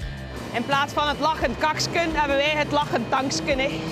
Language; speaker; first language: Dutch; native; Dutch